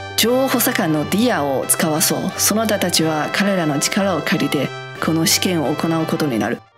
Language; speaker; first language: Japanese; non-native, fluent; Chinese